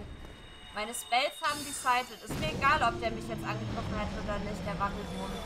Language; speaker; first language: German; native; German